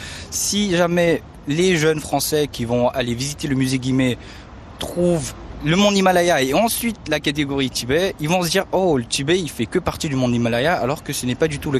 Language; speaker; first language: French; early bilingual, other home language; Tibetan